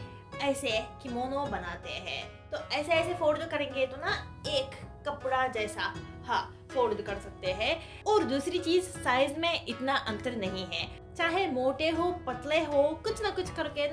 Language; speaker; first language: Hindi; non-native, fluent; Japanese